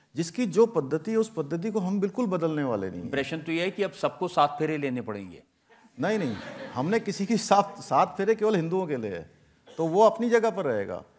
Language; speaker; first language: Hindi; native; Hindi